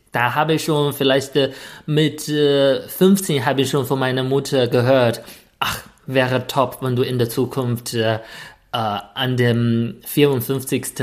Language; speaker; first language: German; non-native, fluent; Chinese